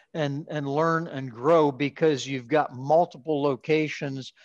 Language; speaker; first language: English; native; English